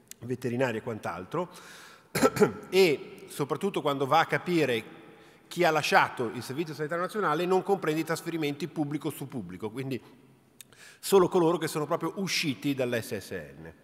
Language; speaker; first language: Italian; native; Italian